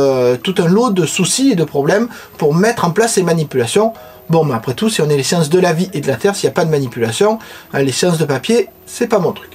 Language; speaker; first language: French; native; French